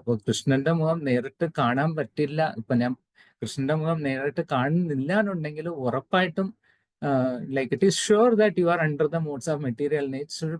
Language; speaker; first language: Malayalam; non-native, local second language; Tamil